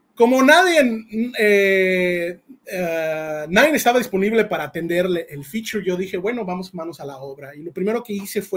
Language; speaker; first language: Spanish; native; Spanish